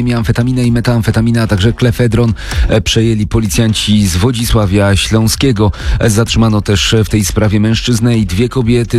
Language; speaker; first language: Polish; native; Polish